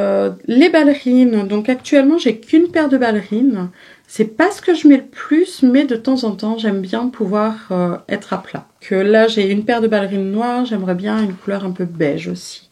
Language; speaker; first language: French; native; French